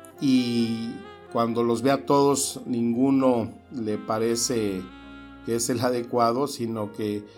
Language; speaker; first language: Spanish; native; Spanish